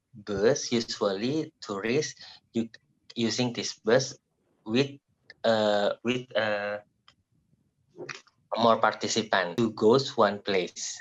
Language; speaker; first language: English; non-native, learner; Indonesian